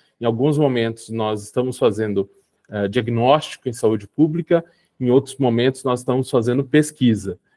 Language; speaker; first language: Portuguese; native; Portuguese